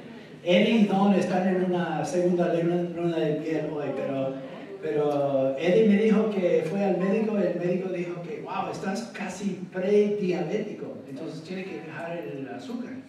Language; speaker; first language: Spanish; non-native, fluent; English